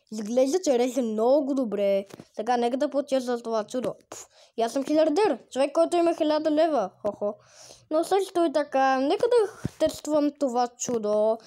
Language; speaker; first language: Bulgarian; native; Bulgarian